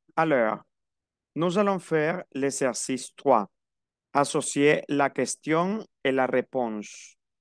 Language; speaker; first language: French; non-native, fluent; Spanish